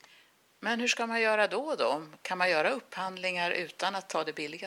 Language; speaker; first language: Swedish; native; Swedish